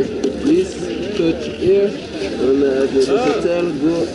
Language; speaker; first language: English; non-native, learner; French